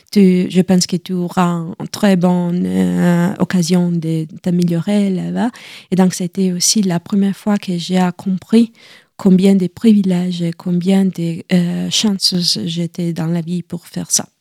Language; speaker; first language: French; non-native, learner; Italian